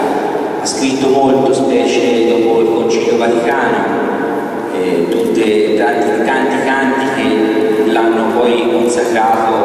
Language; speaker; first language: Italian; native; Italian